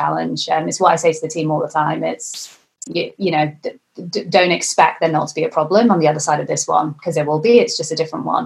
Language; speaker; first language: English; native; English